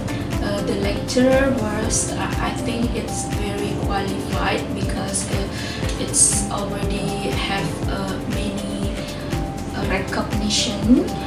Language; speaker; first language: English; non-native, fluent; Indonesian